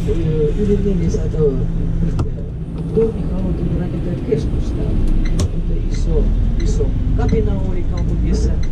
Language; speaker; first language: Finnish; non-native, fluent; Russian